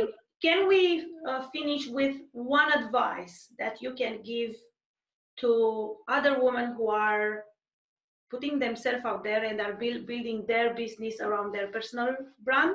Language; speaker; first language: English; non-native, fluent; Romanian